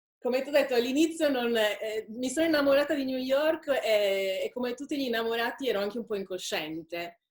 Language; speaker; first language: Italian; native; Italian